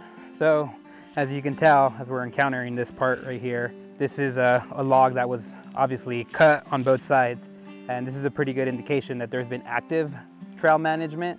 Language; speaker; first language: English; native; English